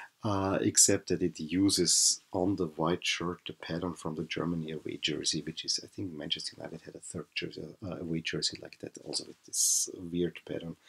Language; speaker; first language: English; non-native, fluent; German